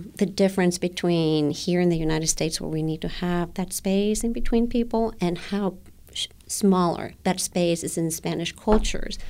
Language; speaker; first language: English; non-native, fluent; Spanish